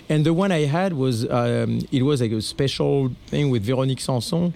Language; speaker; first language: English; non-native, fluent; French